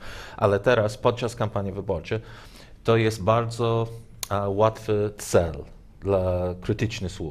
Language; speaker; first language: Polish; non-native, learner; English